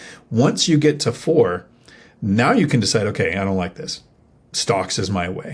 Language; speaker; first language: English; native; English